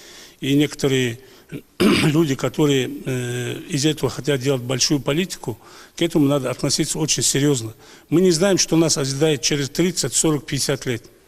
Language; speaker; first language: Russian; native; Russian